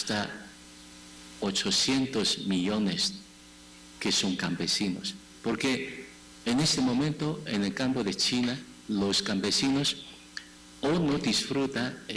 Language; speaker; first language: Spanish; non-native, fluent; Chinese